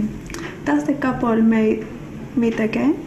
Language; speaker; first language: English; non-native, learner; Spanish